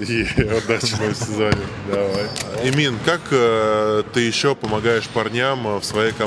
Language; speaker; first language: Russian; native; Russian